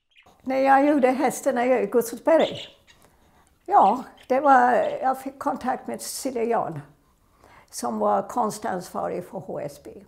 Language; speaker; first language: Swedish; non-native, fluent; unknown